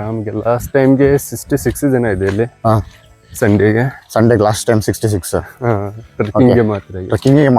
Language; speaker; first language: Kannada; non-native, local second language; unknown